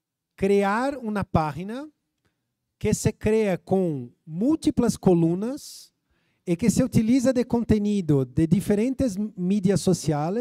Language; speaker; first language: Spanish; non-native, fluent; Portuguese